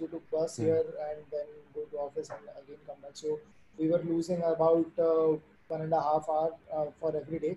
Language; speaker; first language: English; non-native, local second language; Hindi